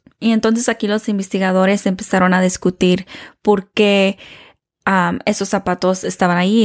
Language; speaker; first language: Spanish; early bilingual, heritage; Spanish